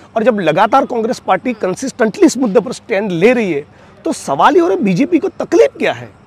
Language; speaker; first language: Hindi; non-native, local second language; Gujarati